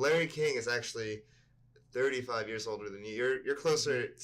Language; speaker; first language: English; native; English